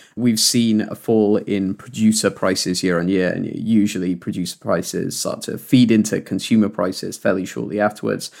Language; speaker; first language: English; native; English